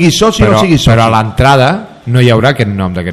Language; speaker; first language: Catalan; native; Catalan